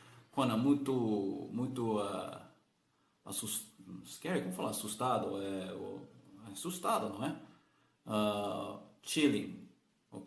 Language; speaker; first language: Portuguese; non-native, learner; English